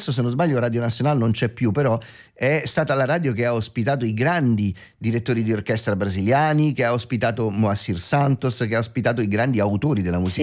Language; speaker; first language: Italian; native; Italian